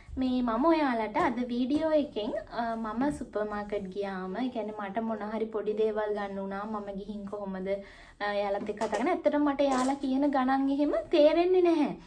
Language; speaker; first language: Sinhala; native; Sinhala